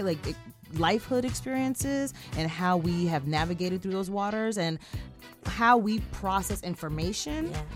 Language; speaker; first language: English; early bilingual, other home language; Spanish